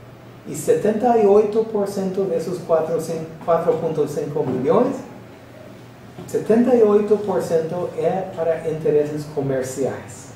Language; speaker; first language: Portuguese; non-native, learner; English